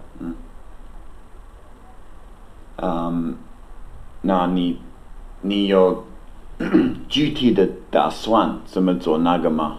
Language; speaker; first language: Chinese; non-native, learner; English